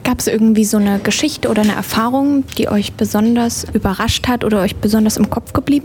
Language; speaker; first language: German; native; German